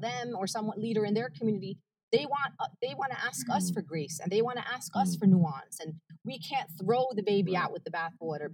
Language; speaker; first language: English; early bilingual, other home language; Arabic